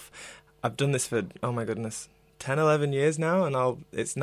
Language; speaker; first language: English; native; English